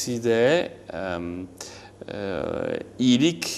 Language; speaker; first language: Turkish; non-native, learner; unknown